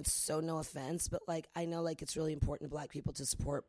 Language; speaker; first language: English; native; English